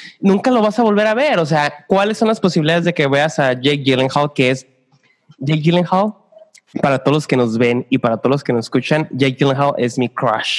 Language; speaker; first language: Spanish; native; Spanish